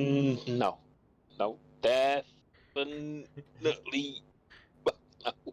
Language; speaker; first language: English; native; English